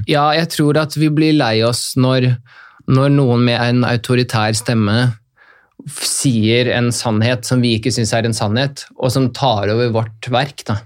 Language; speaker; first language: Norwegian; early bilingual, other home language; Russian